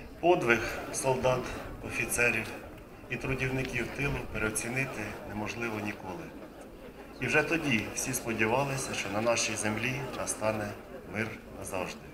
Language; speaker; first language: Ukrainian; native; Ukrainian